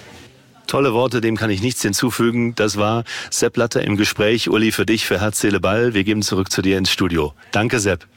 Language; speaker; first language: German; native; German